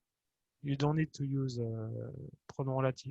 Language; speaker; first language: English; non-native, fluent; French